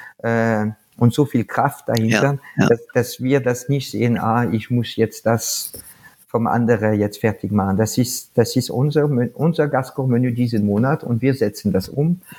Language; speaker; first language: German; non-native, fluent; French